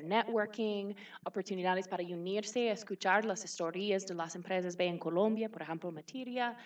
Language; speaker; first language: Spanish; non-native, fluent; English